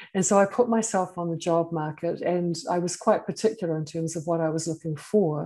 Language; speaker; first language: English; native; English